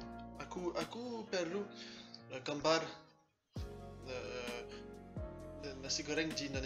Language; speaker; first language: Indonesian; non-native, learner; French